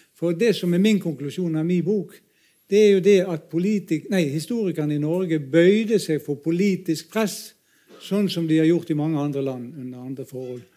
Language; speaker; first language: Norwegian; native; Norwegian